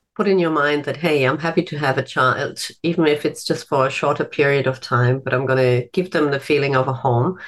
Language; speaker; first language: English; non-native, fluent; German